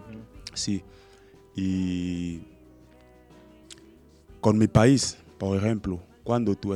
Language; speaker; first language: Spanish; non-native, learner; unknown